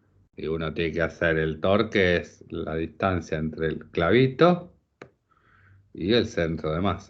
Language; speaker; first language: Spanish; native; Spanish